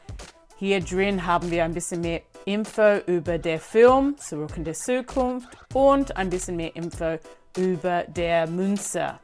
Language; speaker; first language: German; non-native, learner; English